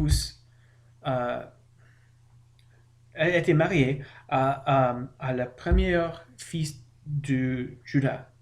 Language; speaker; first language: French; non-native, learner; English